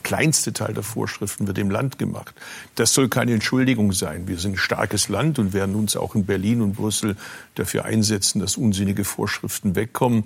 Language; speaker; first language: German; early bilingual, other home language; Turkish